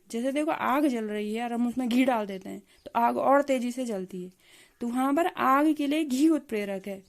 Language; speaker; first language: Hindi; native; Hindi